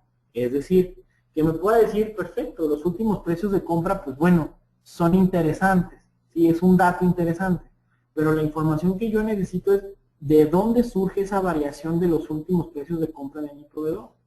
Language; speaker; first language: Spanish; native; Spanish